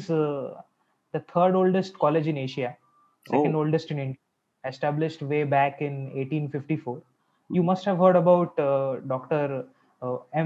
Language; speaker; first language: English; non-native, local second language; Marathi